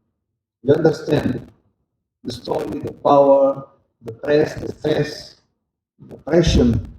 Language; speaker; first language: English; non-native, learner; Portuguese